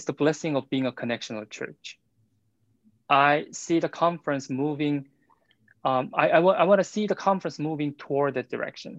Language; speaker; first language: English; non-native, fluent; Korean